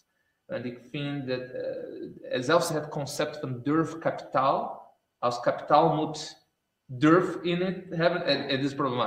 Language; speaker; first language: Dutch; non-native, fluent; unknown